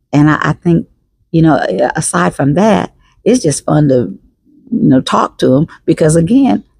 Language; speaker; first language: English; native; English